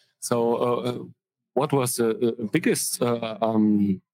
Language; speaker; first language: English; non-native, fluent; German